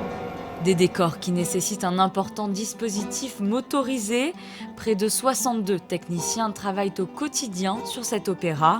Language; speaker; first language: French; native; French